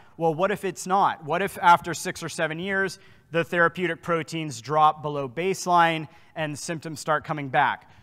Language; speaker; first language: English; native; English